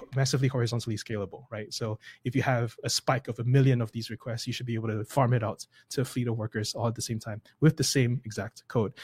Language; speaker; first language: English; native; English